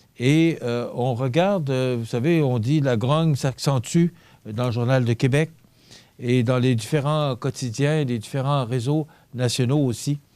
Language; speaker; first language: French; native; French